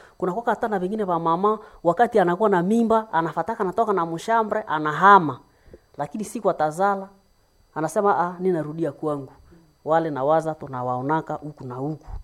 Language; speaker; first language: Swahili; non-native, local second language; Nande